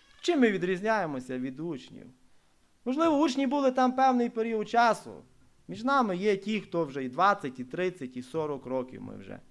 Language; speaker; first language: Ukrainian; non-native, local second language; Russian